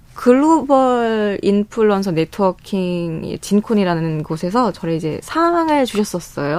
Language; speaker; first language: Korean; early bilingual, other home language; Bangla